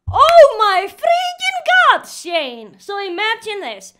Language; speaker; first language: English; non-native, fluent; Icelandic